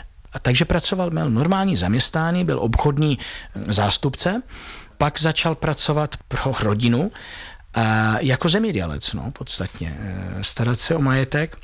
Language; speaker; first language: Czech; non-native, fluent; Italian